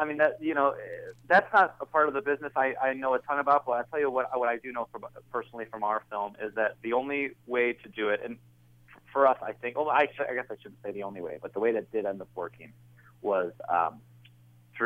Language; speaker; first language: English; native; English